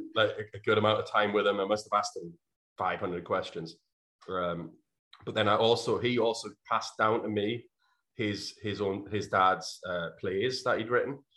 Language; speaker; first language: English; native; English